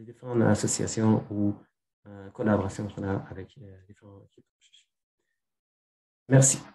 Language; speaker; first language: French; non-native, fluent; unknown